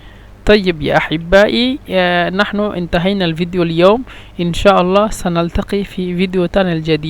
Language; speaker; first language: Egyptian Arabic; non-native, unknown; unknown